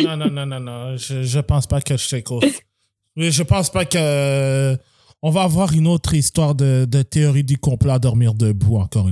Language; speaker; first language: French; native; French